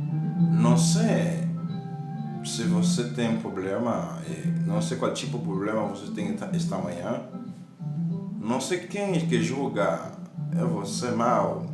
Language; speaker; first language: Portuguese; non-native, learner; Haitian Creole